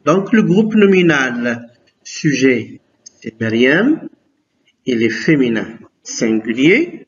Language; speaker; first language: French; non-native, local second language; Arabic